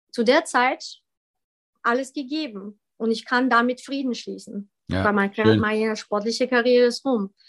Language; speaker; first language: German; early bilingual, other home language; Polish